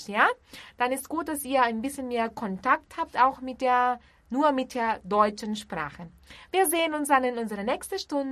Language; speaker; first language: German; non-native, fluent; Portuguese